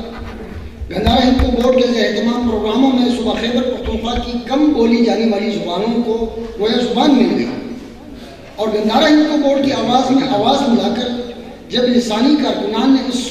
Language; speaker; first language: Urdu; non-native, local second language; Northern Hindko